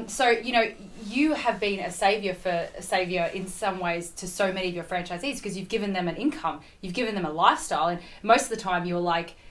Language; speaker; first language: English; native; English